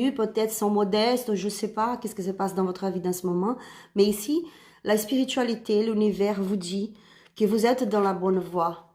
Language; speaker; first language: French; non-native, learner; Spanish